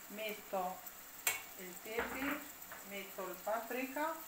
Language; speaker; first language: Italian; non-native, learner; Arabic